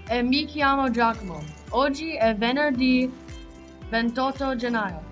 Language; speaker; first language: Italian; non-native, learner; English